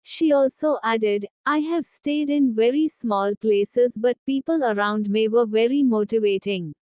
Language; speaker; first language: English; non-native, local second language; Hindi